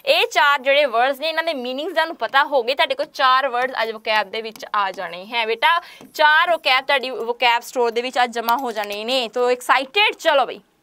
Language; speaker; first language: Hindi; non-native, local second language; Punjabi